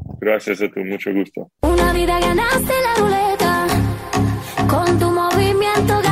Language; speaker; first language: Spanish; non-native, learner; Ukrainian